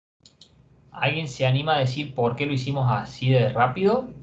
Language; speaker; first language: Spanish; native; Spanish